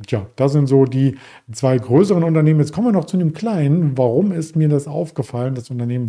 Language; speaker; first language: German; native; German